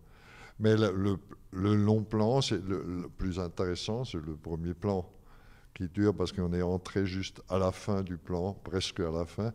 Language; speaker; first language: French; non-native, fluent; German